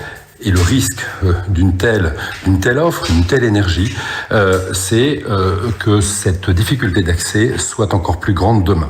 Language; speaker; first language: French; native; French